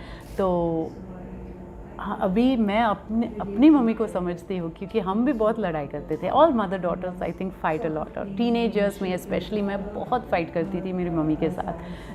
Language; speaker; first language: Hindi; non-native, local second language; French